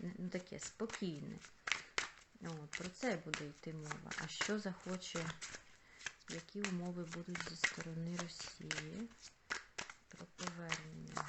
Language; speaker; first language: Ukrainian; non-native, local second language; Russian